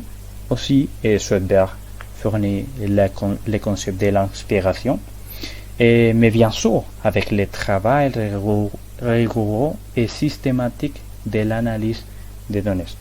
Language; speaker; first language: French; non-native, learner; Spanish